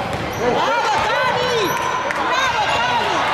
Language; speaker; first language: Italian; native; Italian